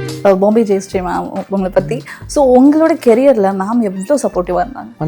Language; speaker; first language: Tamil; native; Tamil